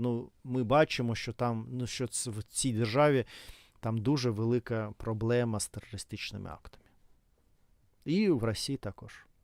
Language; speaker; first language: Ukrainian; non-native, fluent; Russian